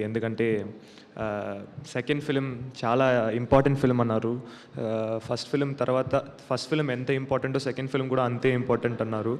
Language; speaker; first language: Telugu; non-native, learner; Tamil